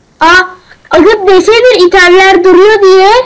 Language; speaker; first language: Turkish; native; Turkish